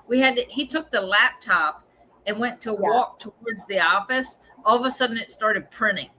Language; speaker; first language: English; native; English